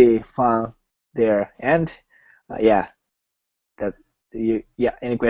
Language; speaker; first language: English; non-native, learner; Japanese